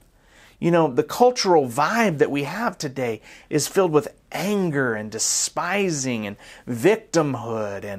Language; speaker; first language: English; native; English